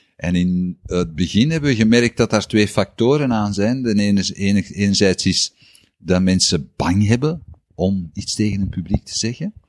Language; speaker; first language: Dutch; native; Dutch